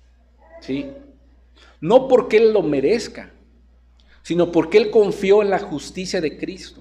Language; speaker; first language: Spanish; native; Spanish